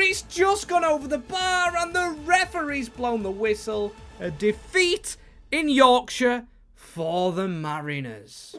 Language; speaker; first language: English; native; English